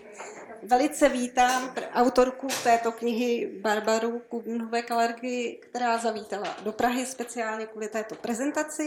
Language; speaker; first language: Czech; native; Czech